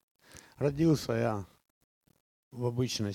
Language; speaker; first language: Czech; non-native, learner; Russian